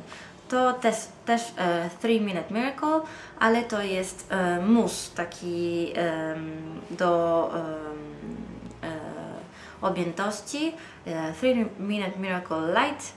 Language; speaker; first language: Polish; non-native, fluent; Italian